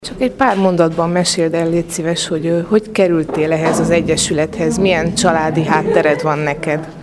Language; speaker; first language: Hungarian; native; Hungarian